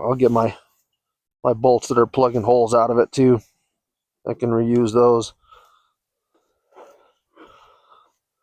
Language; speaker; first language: English; native; English